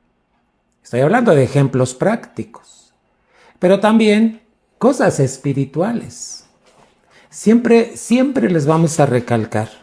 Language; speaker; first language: Spanish; native; Spanish